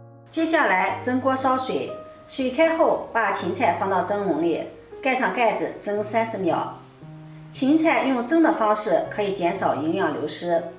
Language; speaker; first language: Chinese; native; Chinese